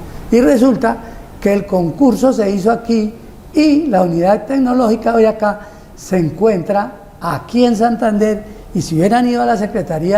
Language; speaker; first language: Spanish; native; Spanish